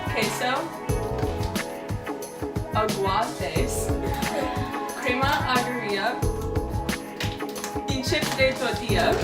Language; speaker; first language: Spanish; non-native, learner; English